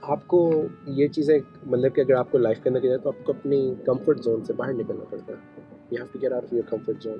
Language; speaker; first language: Urdu; native; Urdu